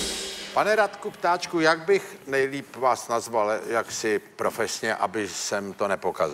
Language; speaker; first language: Czech; native; Czech